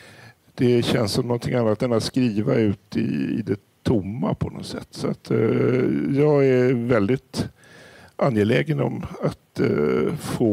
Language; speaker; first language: Swedish; native; Swedish